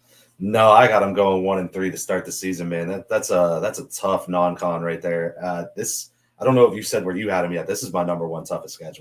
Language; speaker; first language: English; native; English